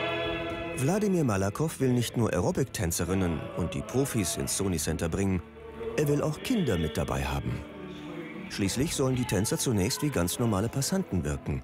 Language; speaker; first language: German; native; German